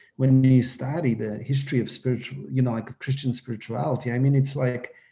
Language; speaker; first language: English; non-native, fluent; Polish